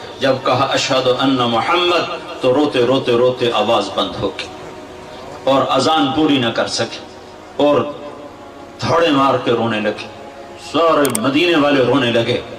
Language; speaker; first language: Urdu; non-native, local second language; Punjabi